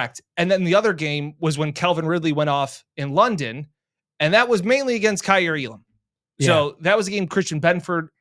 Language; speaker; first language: English; native; English